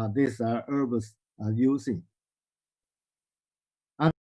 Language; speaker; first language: English; non-native, learner; Chinese